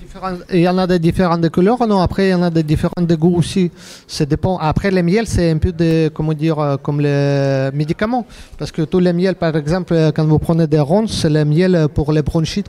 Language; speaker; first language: French; non-native, learner; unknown